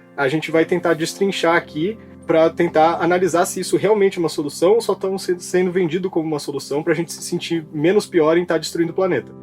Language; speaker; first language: Portuguese; native; Portuguese